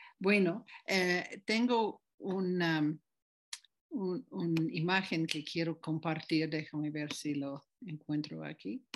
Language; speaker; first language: Spanish; non-native, fluent; English